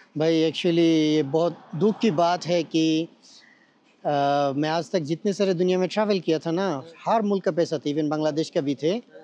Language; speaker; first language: Hindi; non-native, fluent; Bangla